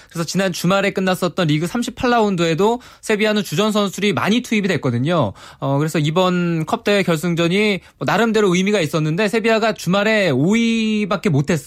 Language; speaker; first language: Korean; native; Korean